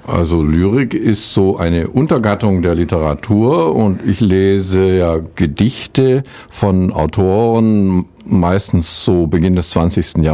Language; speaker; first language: German; native; German